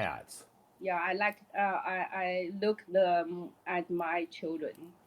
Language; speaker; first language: English; non-native, learner; Chinese